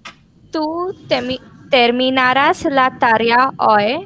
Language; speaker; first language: Spanish; non-native, learner; English